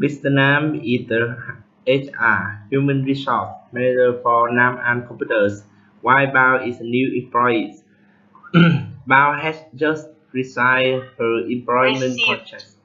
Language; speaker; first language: English; non-native, learner; Vietnamese